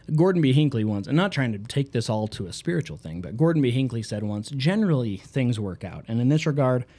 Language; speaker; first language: English; native; English